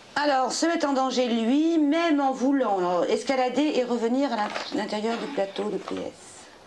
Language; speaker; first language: French; native; French